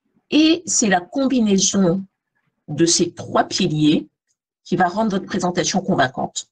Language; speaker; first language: French; native; French